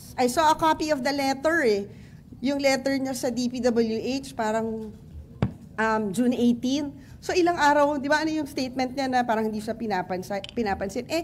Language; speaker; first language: Filipino; native; Filipino